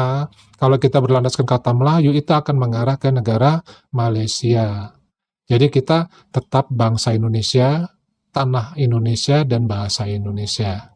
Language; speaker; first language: Indonesian; native; Indonesian